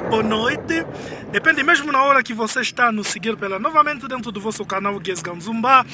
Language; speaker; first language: Portuguese; non-native, learner; Lingala